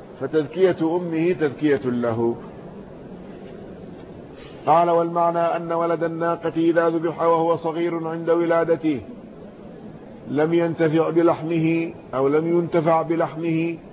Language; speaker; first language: Arabic; native; Arabic